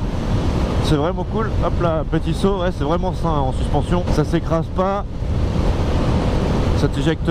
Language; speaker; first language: French; native; French